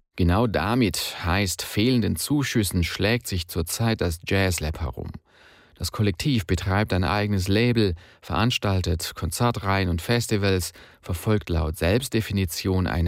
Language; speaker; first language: German; native; German